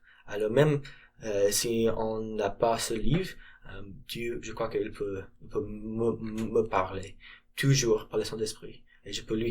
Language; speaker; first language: French; non-native, learner; English